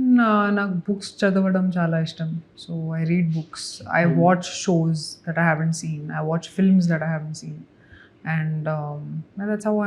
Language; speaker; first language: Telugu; non-native, fluent; Hindi